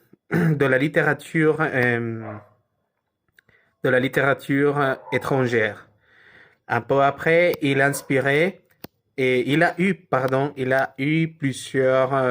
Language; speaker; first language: French; non-native, learner; Spanish